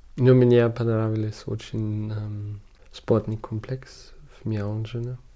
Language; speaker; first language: Russian; non-native, learner; German